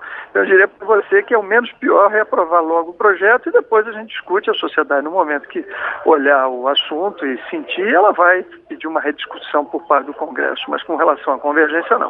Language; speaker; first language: Portuguese; native; Portuguese